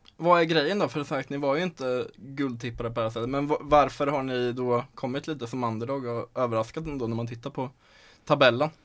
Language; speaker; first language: Swedish; native; Swedish